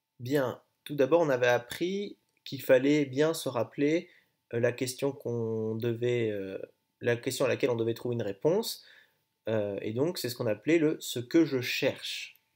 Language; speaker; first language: French; native; French